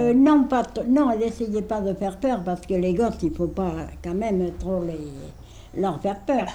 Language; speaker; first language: French; native; French